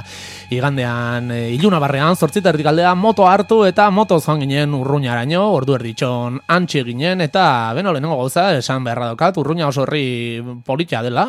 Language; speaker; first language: Basque; native; Basque